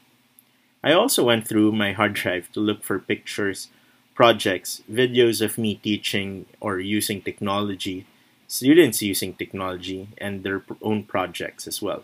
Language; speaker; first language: English; non-native, local second language; Filipino